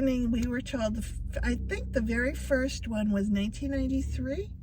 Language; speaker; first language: English; native; English